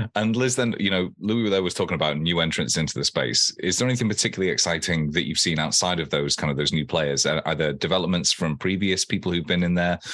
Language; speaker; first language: English; native; English